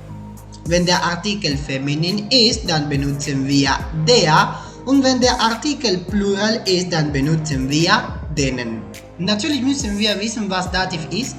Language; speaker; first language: German; non-native, fluent; Spanish